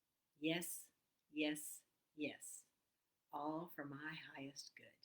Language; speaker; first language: English; native; English